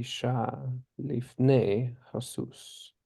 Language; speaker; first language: Hebrew; non-native, fluent; English